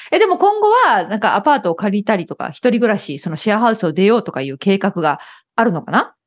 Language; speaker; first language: Japanese; native; Japanese